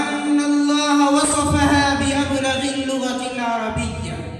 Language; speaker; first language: Arabic; non-native, learner; Urdu